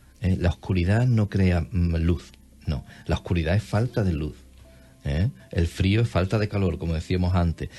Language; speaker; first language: Spanish; native; Spanish